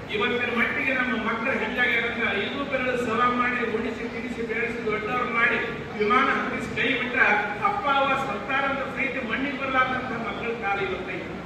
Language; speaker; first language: Kannada; native; Kannada